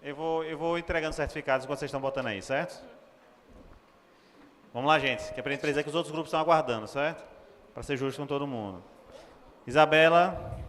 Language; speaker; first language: Portuguese; native; Portuguese